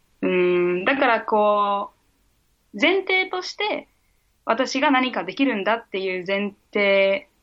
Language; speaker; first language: Japanese; early bilingual, heritage; Japanese